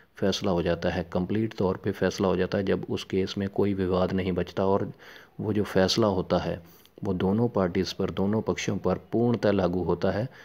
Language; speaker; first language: Hindi; non-native, local second language; Punjabi